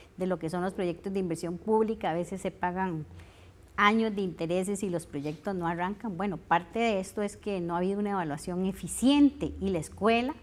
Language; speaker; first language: Spanish; native; Spanish